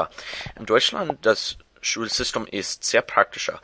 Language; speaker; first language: German; non-native, learner; English